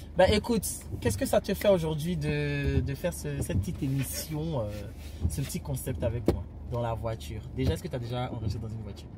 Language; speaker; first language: French; native; French